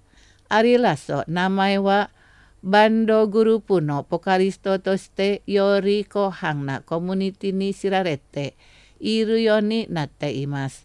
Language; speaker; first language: Japanese; non-native, fluent; Indonesian